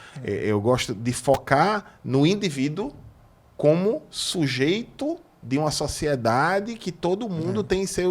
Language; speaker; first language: Portuguese; native; Portuguese